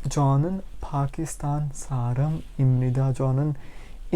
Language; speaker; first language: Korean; non-native, learner; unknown